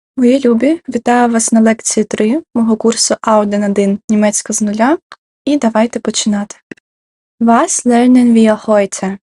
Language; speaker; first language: Ukrainian; native; Ukrainian